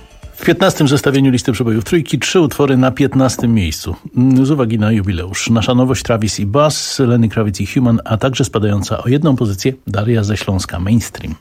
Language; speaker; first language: Polish; native; Polish